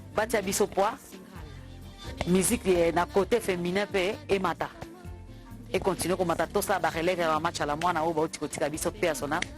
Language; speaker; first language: Lingala; non-native, local second language; Swahili